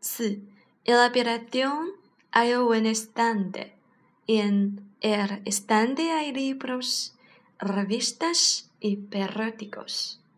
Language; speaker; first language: Spanish; non-native, learner; Chinese